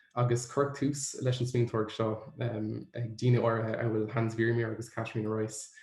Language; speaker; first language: Irish; native; Irish